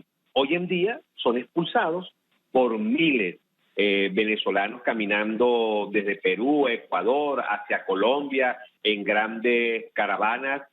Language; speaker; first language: Spanish; native; Spanish